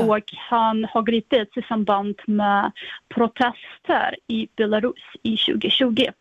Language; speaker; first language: Swedish; non-native, fluent; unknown